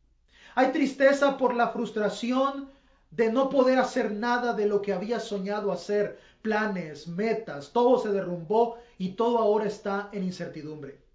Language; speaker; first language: Spanish; native; Spanish